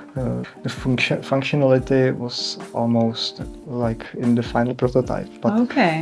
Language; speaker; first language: English; non-native, learner; Czech